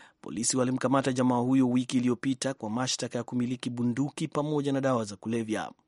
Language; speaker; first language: Swahili; non-native, local second language; Kikuyu